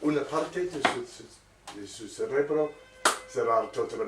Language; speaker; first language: Spanish; non-native, learner; English